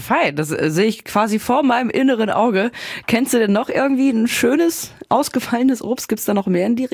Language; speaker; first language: German; native; German